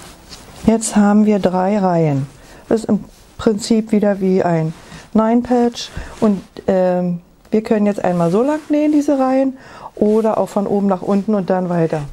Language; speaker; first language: German; native; German